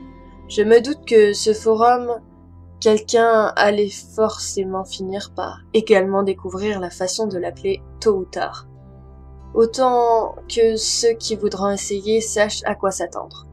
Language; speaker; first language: French; native; French